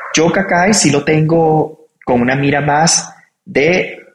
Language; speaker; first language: Spanish; native; Spanish